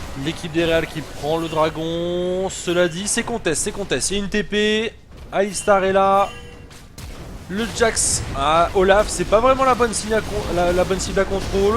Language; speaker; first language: French; native; French